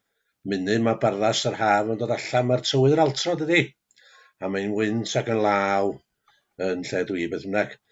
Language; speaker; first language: Welsh; native; Welsh